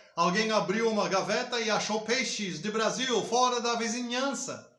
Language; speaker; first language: Portuguese; non-native, learner; English